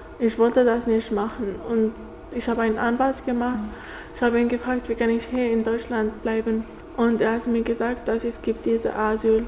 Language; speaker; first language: German; non-native, learner; Arabic